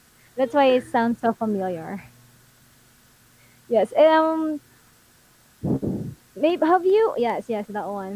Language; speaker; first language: English; non-native, local second language; Filipino